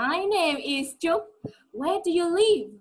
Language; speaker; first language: English; non-native, fluent; Vietnamese